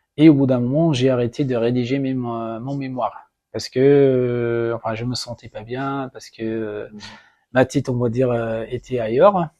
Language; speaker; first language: French; non-native, fluent; Persian